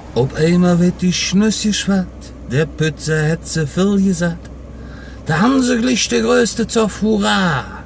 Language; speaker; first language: German; native; German